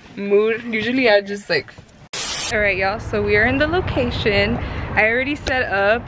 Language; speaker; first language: English; early bilingual, other home language; Spanish